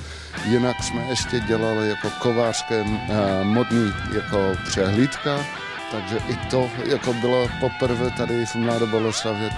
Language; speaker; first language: Czech; non-native, fluent; Dutch